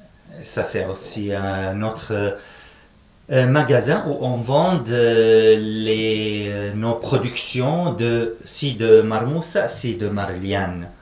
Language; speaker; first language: French; non-native, fluent; Arabic